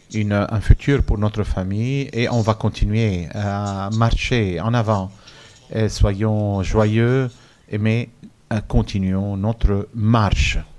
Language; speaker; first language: French; non-native, fluent; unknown